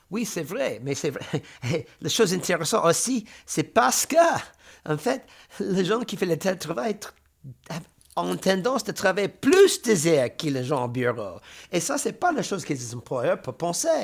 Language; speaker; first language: French; non-native, fluent; English